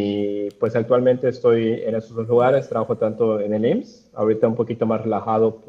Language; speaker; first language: Spanish; native; Spanish